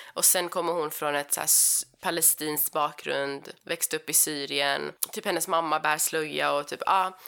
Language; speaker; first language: Swedish; early bilingual, heritage; Swedish